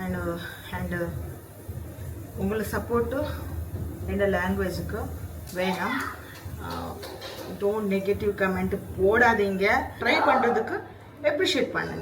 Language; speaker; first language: Tamil; non-native, learner; Malayalam